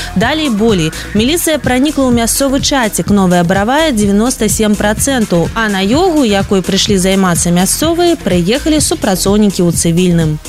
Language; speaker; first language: Belarusian; non-native, local second language; Russian